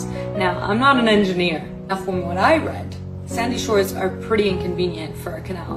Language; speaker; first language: English; native; English